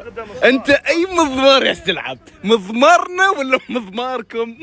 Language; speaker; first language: Arabic; native; Arabic